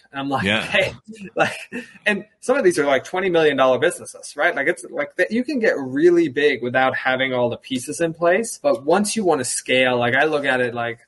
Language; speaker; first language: English; early bilingual, other home language; German